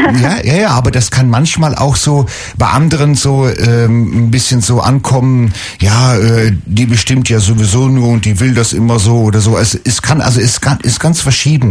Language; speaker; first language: German; native; German